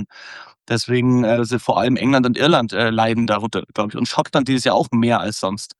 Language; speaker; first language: German; native; German